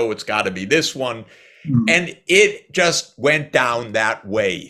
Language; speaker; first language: English; native; English